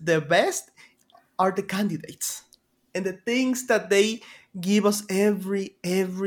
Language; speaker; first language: English; non-native, fluent; Spanish